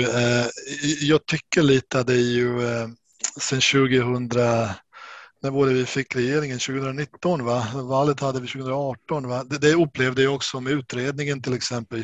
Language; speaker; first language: Swedish; non-native, fluent; Bosnian